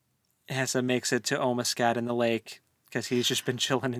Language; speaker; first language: English; native; English